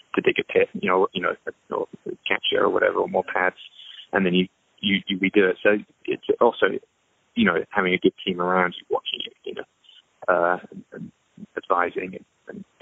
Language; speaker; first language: English; native; English